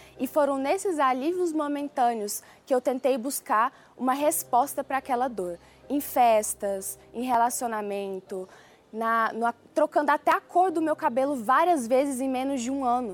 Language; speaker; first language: Portuguese; early bilingual, other home language; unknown